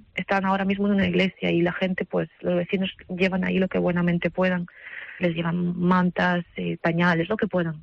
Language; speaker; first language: Spanish; non-native, fluent; Russian